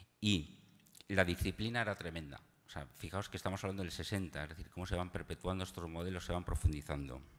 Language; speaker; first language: Spanish; native; Spanish